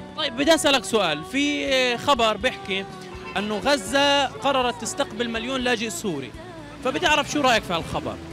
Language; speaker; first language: Arabic; native; Arabic